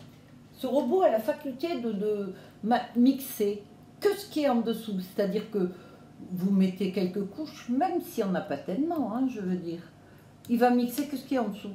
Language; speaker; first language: French; native; French